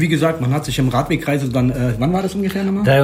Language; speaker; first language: German; native; German